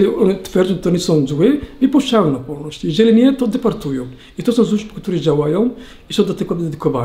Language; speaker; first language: Polish; non-native, learner; Somali